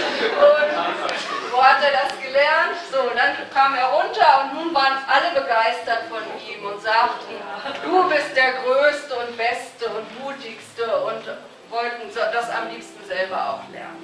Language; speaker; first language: German; native; German